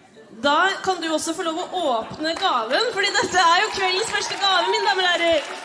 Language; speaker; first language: Norwegian; native; Norwegian